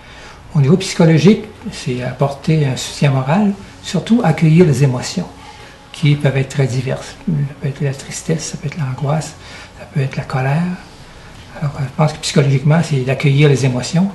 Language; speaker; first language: French; native; French